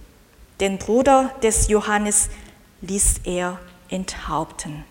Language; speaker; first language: German; non-native, fluent; Korean